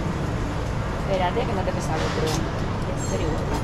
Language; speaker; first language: Spanish; native; Spanish